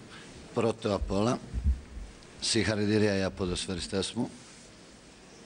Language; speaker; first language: Greek; non-native, fluent; Bosnian